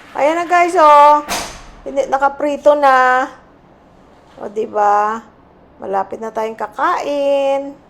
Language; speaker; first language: Filipino; native; Filipino